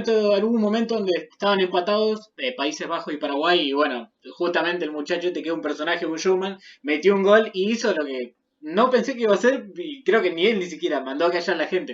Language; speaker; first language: Spanish; native; Spanish